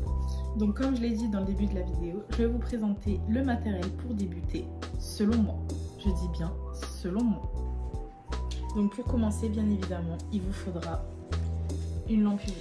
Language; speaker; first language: French; native; French